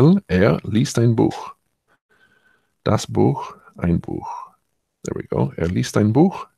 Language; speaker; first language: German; non-native, learner; English